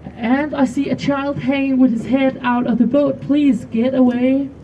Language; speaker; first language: English; non-native, fluent; Danish